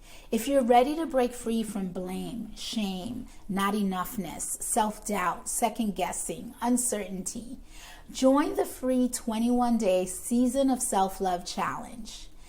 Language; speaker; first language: English; native; English